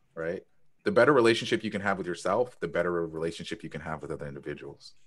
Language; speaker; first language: English; native; English